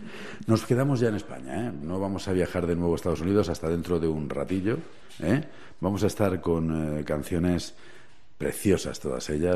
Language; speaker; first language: Spanish; native; Spanish